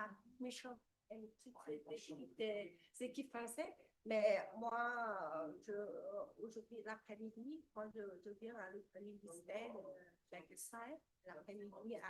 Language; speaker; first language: French; non-native, learner; Vietnamese